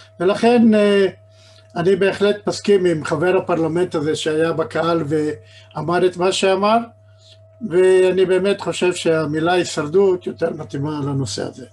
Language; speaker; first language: Hebrew; native; Hebrew